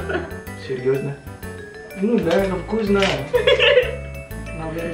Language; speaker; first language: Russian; non-native, learner; Indonesian